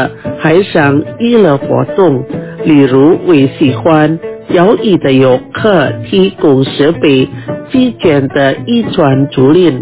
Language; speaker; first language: Chinese; early bilingual, heritage; Chinese